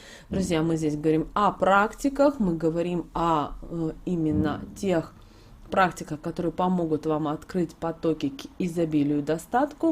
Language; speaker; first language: Russian; native; Russian